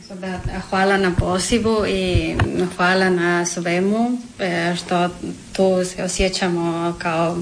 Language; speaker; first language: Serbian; non-native, learner; Spanish